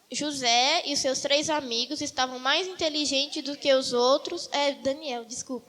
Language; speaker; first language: Portuguese; native; Portuguese